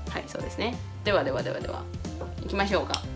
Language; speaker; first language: Japanese; native; Japanese